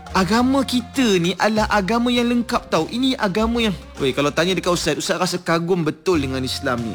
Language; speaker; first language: Malay; native; Malay